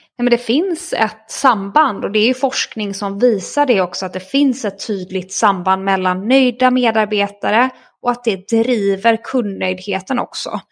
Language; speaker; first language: Swedish; native; Swedish